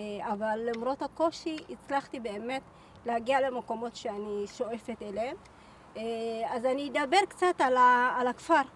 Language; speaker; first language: Hebrew; early bilingual, other home language; Amharic